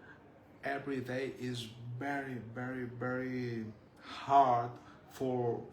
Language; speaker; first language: English; non-native, learner; Spanish